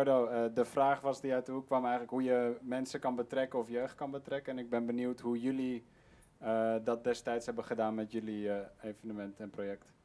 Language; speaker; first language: Dutch; native; Dutch